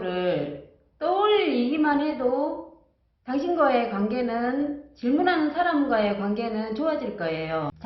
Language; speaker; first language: Korean; native; Korean